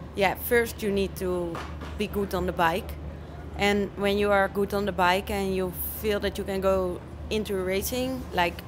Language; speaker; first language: English; non-native, fluent; Dutch